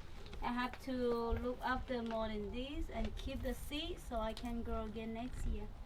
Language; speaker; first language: English; non-native, learner; Thai